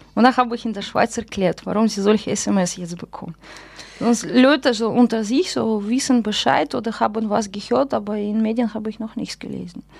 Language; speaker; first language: German; non-native, fluent; Russian